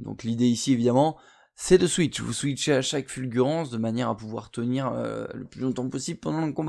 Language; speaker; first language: French; native; French